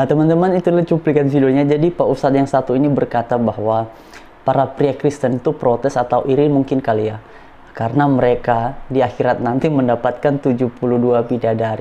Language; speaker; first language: Indonesian; native; Indonesian